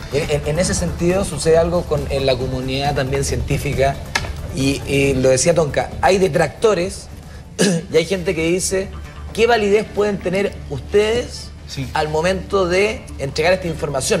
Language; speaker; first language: Spanish; native; Spanish